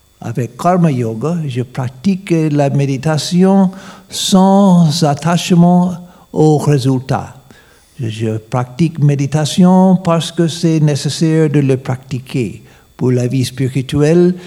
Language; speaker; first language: French; non-native, fluent; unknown